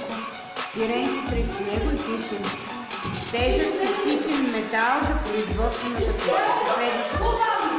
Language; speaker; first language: Bulgarian; native; Bulgarian